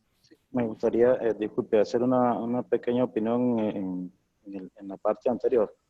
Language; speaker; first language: Spanish; native; Spanish